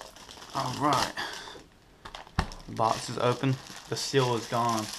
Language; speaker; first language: English; native; English